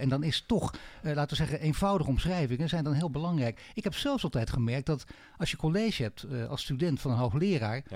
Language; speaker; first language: Dutch; native; Dutch